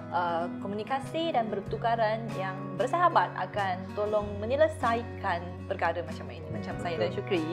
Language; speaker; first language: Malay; non-native, fluent; Chinese